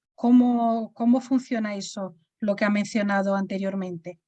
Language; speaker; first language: Spanish; native; Spanish